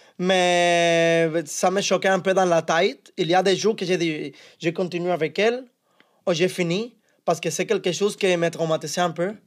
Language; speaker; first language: French; non-native, learner; Spanish